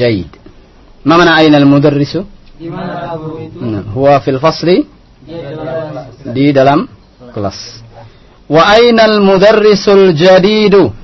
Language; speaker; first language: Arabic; non-native, fluent; Indonesian